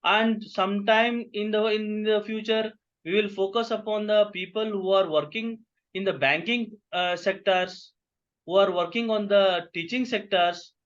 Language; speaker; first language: English; non-native, local second language; Kannada